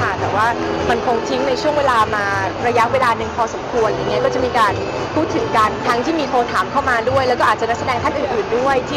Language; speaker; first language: Thai; native; Thai